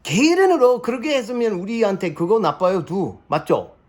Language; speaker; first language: Korean; non-native, learner; English